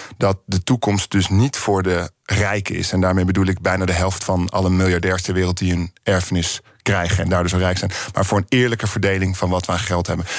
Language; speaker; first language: Dutch; native; Dutch